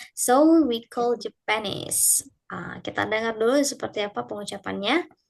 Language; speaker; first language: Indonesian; native; Indonesian